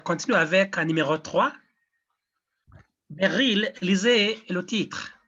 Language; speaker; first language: French; non-native, fluent; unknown